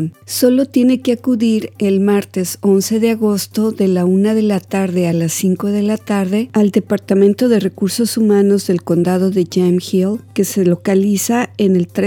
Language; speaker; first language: Spanish; native; Spanish